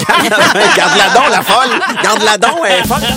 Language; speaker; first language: French; native; French